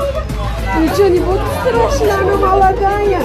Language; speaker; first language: Russian; non-native, local second language; Uzbek